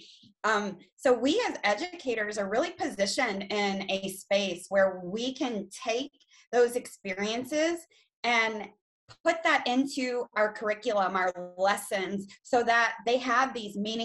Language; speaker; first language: English; native; English